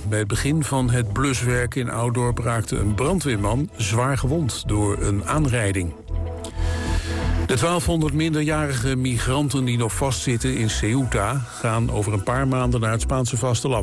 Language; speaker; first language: Dutch; native; Dutch